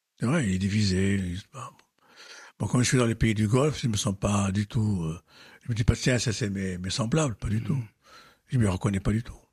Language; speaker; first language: French; non-native, local second language; Arabic